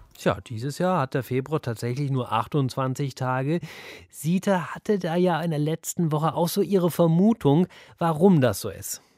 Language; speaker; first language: German; native; German